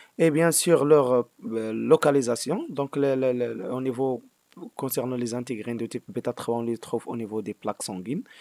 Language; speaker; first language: French; non-native, local second language; Arabic